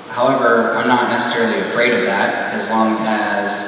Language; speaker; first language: English; native; English